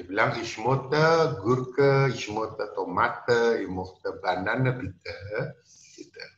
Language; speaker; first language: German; non-native, fluent; Indonesian